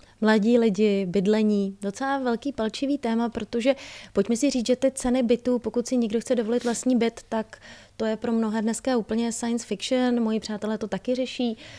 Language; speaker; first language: Czech; native; Czech